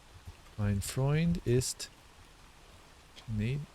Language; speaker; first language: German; non-native, learner; English